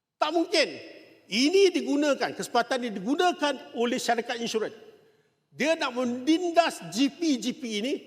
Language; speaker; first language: Malay; non-native, local second language; Chinese